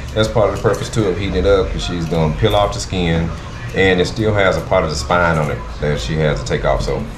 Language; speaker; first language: English; native; English